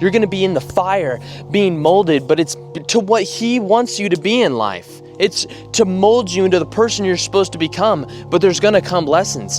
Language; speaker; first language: English; native; English